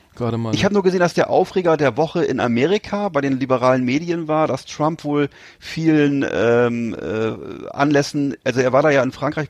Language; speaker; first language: German; native; German